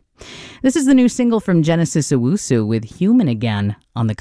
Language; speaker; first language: English; native; English